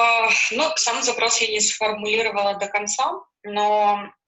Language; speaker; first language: Russian; native; Russian